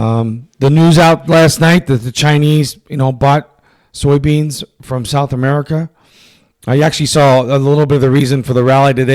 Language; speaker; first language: English; native; English